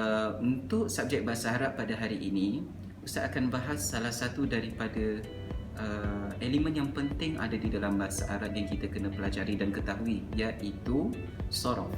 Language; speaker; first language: Malay; native; Malay